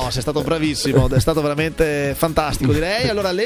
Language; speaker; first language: Italian; native; Italian